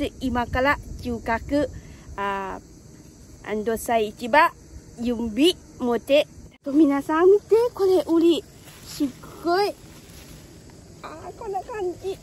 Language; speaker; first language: Japanese; non-native, learner; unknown